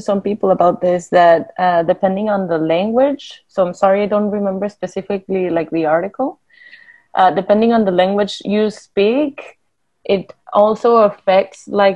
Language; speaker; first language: English; non-native, fluent; Spanish